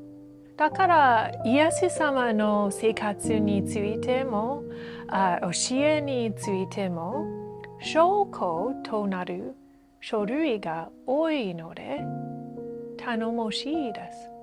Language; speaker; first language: Japanese; non-native, learner; English